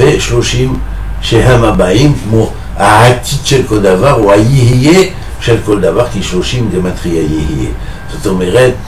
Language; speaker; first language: Hebrew; non-native, fluent; French